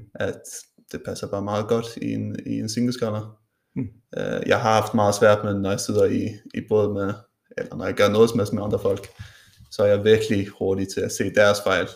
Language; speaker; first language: Danish; non-native, local second language; Faroese